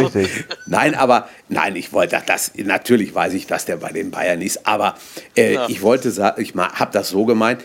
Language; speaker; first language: German; native; German